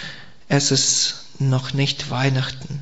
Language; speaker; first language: German; non-native, learner; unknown